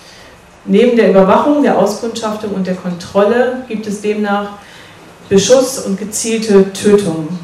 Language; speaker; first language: German; native; German